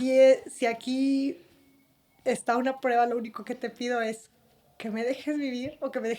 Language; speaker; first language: Spanish; native; Spanish